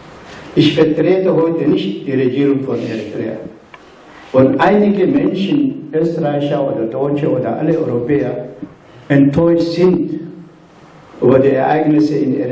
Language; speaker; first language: German; non-native, fluent; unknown